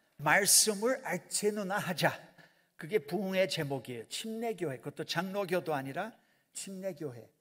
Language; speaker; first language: Korean; non-native, fluent; Portuguese